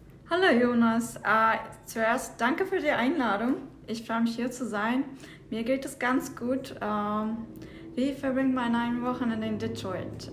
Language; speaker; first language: German; non-native, fluent; Turkish